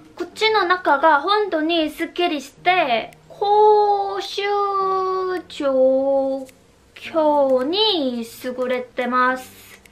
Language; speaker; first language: Japanese; non-native, learner; Korean